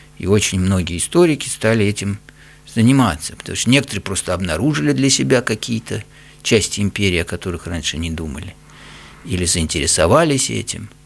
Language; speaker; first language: Russian; native; Russian